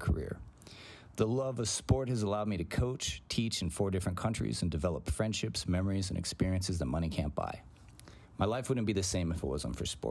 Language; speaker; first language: English; early bilingual, other home language; Greek